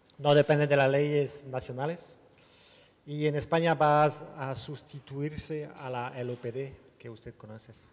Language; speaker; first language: Spanish; non-native, learner; French